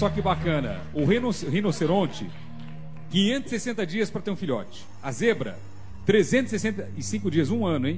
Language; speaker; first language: Portuguese; native; Portuguese